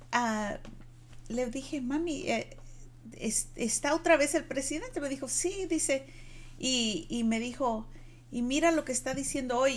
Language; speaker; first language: Spanish; native; Spanish